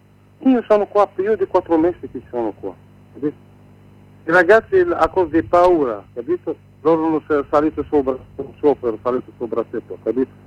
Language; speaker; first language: Italian; non-native, learner; Arabic